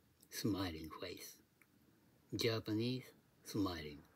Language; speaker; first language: English; non-native, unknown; Japanese